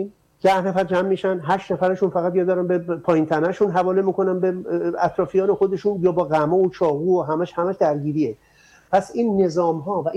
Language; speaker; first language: Persian; native; Persian